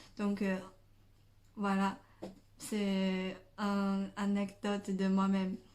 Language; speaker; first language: French; non-native, fluent; Chinese